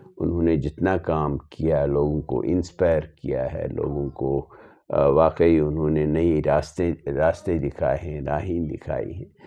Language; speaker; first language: Urdu; non-native, local second language; Kashmiri